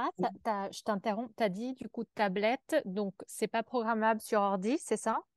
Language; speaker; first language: French; native; French